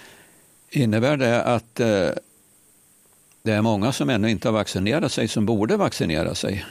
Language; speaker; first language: Swedish; native; Swedish